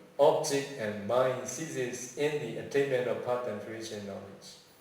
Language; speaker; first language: English; non-native, fluent; Burmese